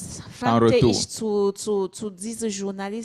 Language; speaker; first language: German; non-native, fluent; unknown